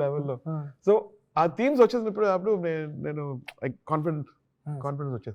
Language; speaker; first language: Telugu; non-native, learner; Tamil